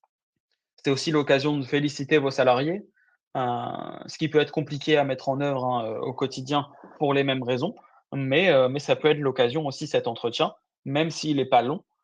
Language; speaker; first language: French; native; French